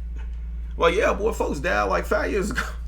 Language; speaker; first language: English; native; English